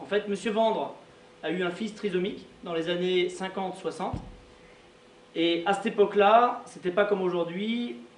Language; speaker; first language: French; native; French